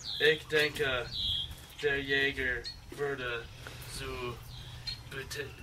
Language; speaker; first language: German; non-native, learner; English